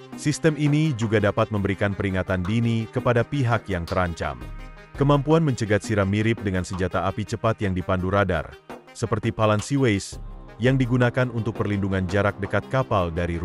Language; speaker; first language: Indonesian; native; Indonesian